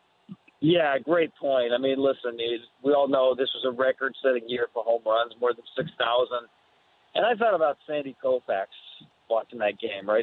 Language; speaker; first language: English; native; English